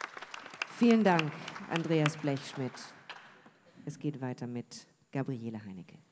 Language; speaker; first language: German; native; German